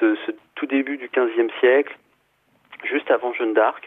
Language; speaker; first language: French; native; French